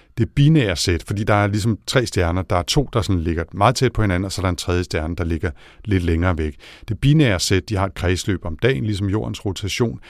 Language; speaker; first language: Danish; native; Danish